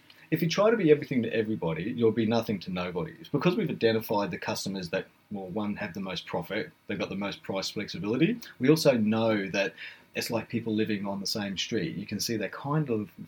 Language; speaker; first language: English; native; English